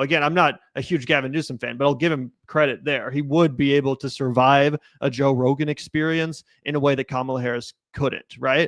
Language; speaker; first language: English; native; English